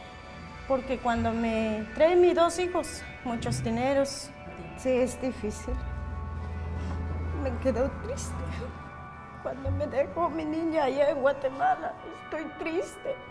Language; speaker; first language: Spanish; non-native, local second language; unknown